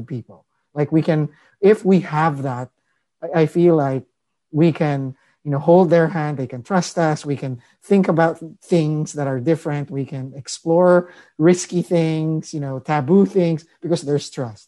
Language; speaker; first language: English; non-native, local second language; Filipino